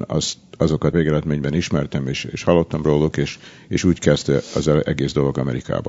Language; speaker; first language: Hungarian; early bilingual, heritage; Hungarian